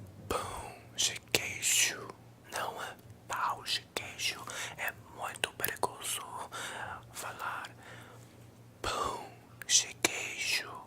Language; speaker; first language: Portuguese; non-native, learner; English